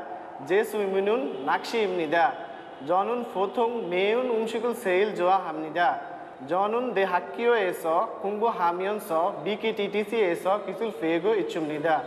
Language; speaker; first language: Korean; non-native, learner; Bangla